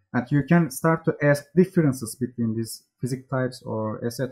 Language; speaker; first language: English; non-native, fluent; Turkish